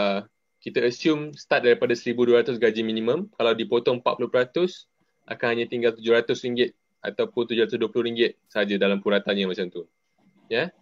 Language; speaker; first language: Malay; native; Malay